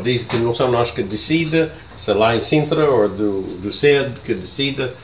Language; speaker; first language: Portuguese; non-native, learner; English